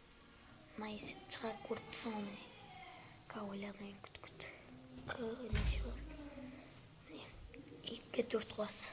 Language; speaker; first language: Kazakh; native; Kazakh